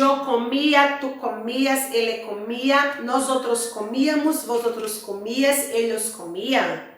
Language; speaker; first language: Spanish; non-native, learner; Portuguese